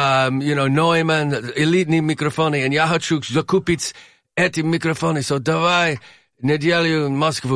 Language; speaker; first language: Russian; non-native, learner; English